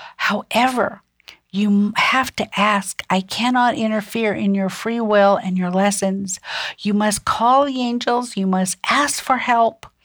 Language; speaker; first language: English; early bilingual, other home language; German